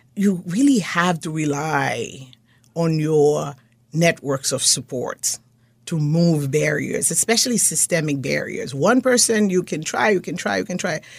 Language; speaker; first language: English; non-native, fluent; Haitian Creole